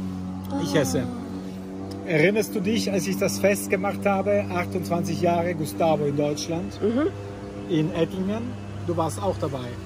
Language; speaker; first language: German; non-native, fluent; Italian